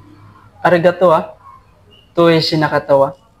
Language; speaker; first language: Japanese; non-native, learner; Filipino